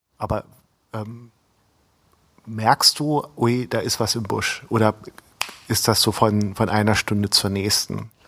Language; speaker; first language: German; native; German